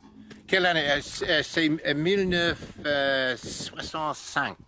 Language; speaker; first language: French; non-native, learner; English